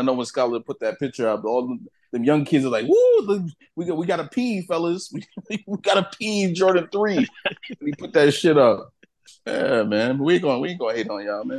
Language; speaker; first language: English; native; English